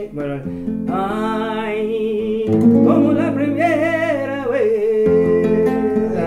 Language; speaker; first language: Spanish; non-native, learner; Russian